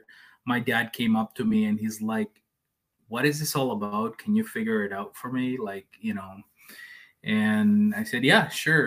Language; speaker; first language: English; non-native, fluent; Spanish